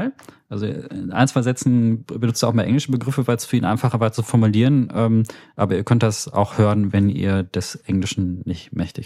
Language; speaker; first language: German; native; German